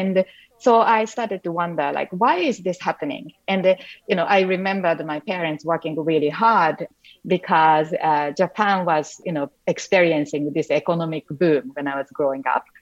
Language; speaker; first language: English; non-native, fluent; Japanese